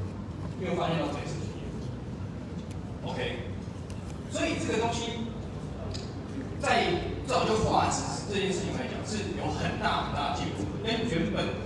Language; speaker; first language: Chinese; native; Chinese